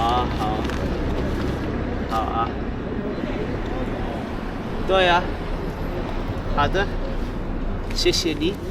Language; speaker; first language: Chinese; non-native, learner; English